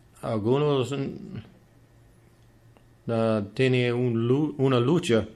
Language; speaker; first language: Spanish; non-native, learner; English